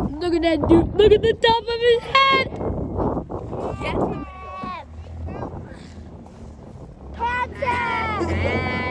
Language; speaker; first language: English; native; English